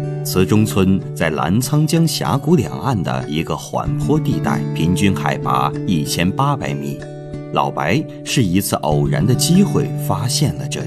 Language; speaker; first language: Chinese; native; Chinese